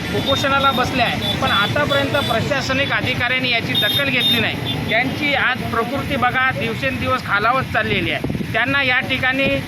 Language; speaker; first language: Marathi; non-native, local second language; Lambadi